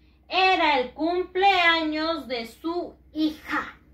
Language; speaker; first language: Spanish; native; Spanish